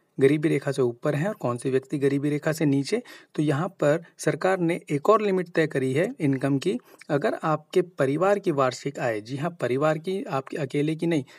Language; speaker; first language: Hindi; native; Hindi